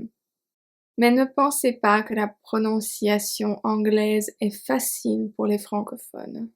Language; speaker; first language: French; native; French